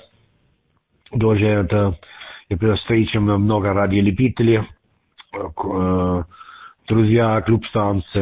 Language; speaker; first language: Russian; non-native, learner; German